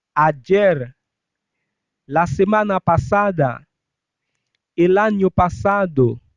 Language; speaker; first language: Spanish; non-native, fluent; Haitian Creole